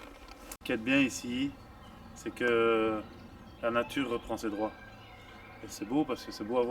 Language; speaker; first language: French; native; French